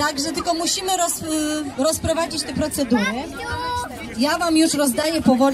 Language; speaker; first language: Polish; native; Polish